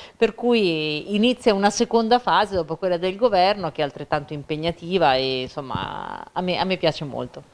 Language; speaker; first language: Italian; native; Italian